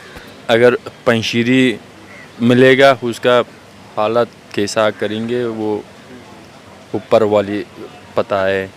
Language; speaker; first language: Hindi; non-native, learner; Persian